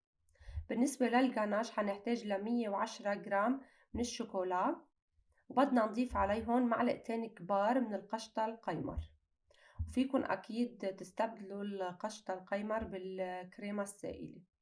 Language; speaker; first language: Arabic; native; Arabic